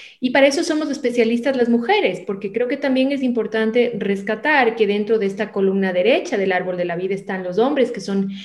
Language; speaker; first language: Spanish; native; Spanish